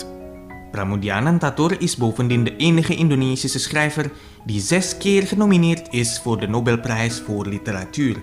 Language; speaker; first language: Dutch; non-native, fluent; Indonesian